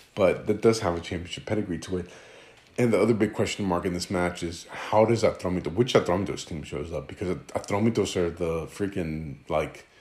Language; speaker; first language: English; early bilingual, other home language; Greek